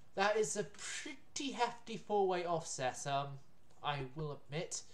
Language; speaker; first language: English; native; English